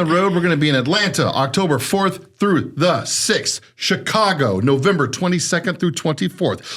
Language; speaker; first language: English; native; English